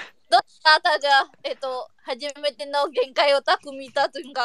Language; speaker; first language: Japanese; non-native, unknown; Indonesian